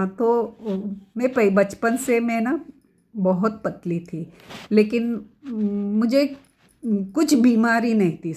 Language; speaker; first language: Hindi; non-native, local second language; Marathi